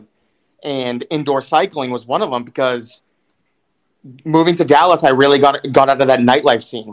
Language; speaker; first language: English; native; English